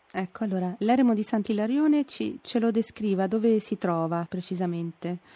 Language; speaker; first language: Italian; native; Italian